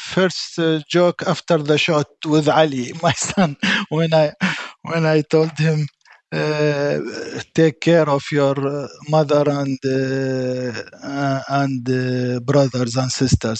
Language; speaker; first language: English; non-native, fluent; Arabic